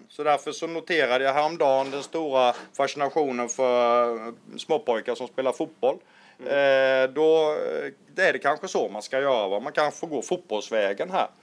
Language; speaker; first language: Swedish; native; Swedish